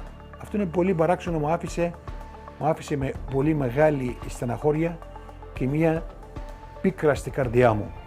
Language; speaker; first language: Greek; non-native, local second language; Turkish